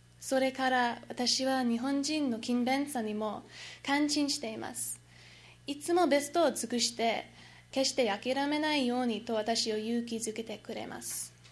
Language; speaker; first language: Japanese; non-native, learner; English